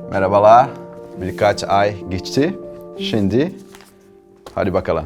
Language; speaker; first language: Turkish; non-native, learner; Portuguese